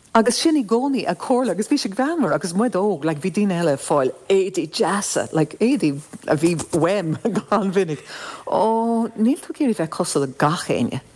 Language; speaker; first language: Irish; non-native, local second language; English